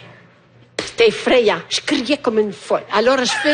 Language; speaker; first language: French; non-native, fluent; Italian